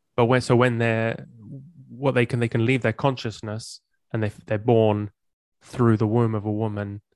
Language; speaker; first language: English; native; English